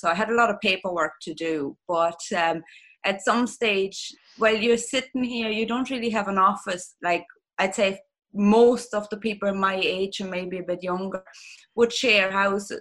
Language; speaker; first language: English; non-native, fluent; German